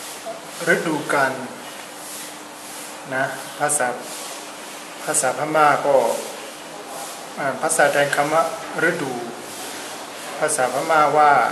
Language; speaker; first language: Thai; non-native, fluent; Burmese